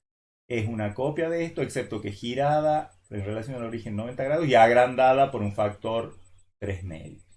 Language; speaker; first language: Spanish; native; Spanish